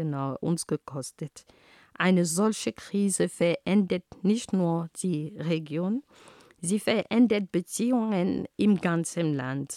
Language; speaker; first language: German; non-native, fluent; Ghomala